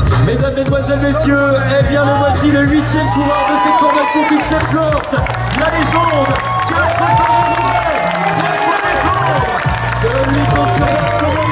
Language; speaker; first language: French; native; French